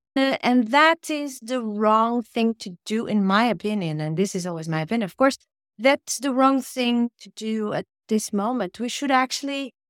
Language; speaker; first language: English; non-native, fluent; Portuguese